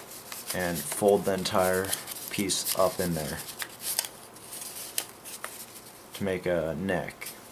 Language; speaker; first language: English; native; English